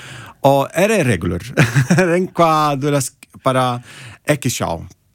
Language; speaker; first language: Icelandic; non-native, learner; Italian